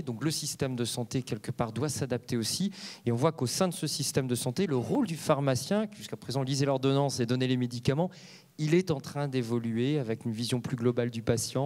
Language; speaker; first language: French; native; French